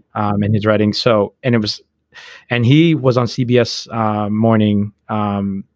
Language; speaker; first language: English; native; English